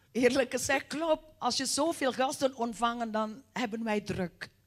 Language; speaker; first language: Dutch; non-native, fluent; Indonesian